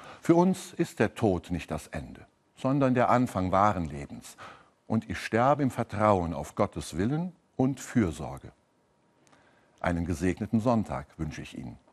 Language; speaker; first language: German; native; German